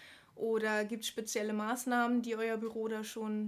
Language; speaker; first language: German; native; German